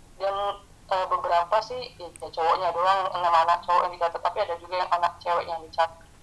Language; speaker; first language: Indonesian; native; Indonesian